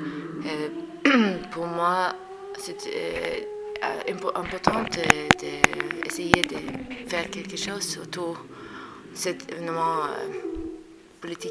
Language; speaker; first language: French; non-native, learner; Norwegian